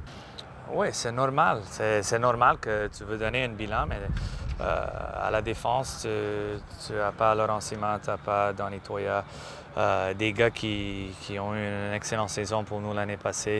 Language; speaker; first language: French; non-native, local second language; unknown